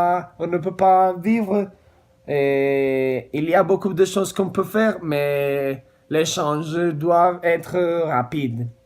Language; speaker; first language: French; non-native, learner; Spanish